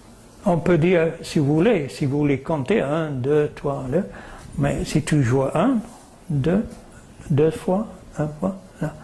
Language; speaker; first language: French; non-native, learner; English